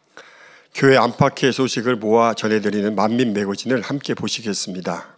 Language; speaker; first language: Korean; native; Korean